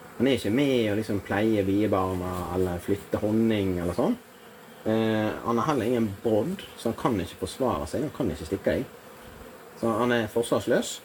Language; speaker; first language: Norwegian; native; Norwegian